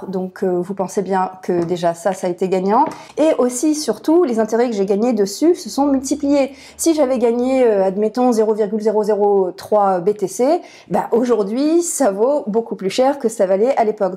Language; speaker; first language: French; native; French